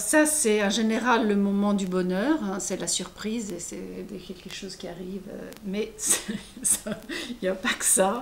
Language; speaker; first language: French; non-native, fluent; Italian